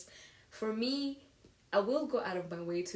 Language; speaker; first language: English; non-native, local second language; Kinyarwanda